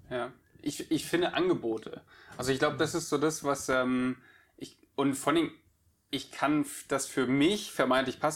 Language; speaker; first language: German; native; German